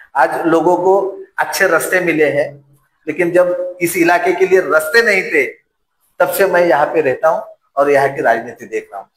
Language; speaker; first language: Hindi; non-native, local second language; Marathi